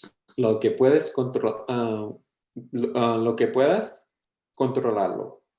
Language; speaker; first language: Spanish; early bilingual, heritage; English